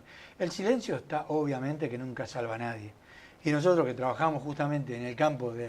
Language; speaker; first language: Spanish; native; Spanish